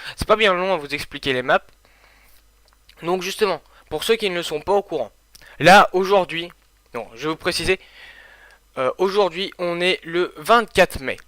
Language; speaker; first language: French; native; French